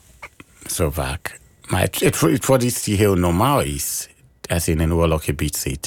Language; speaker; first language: Dutch; non-native, fluent; English